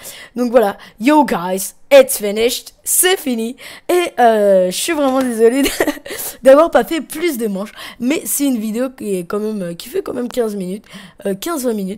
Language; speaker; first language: French; native; French